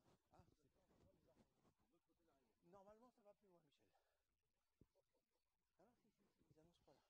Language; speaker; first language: French; native; French